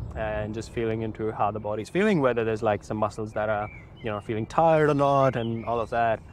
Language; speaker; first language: English; non-native, local second language; Hindi